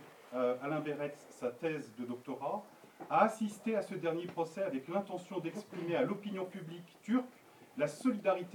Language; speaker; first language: French; native; French